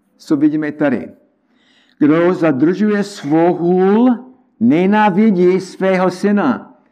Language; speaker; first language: Czech; non-native, learner; English